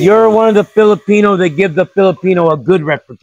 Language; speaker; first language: English; native; English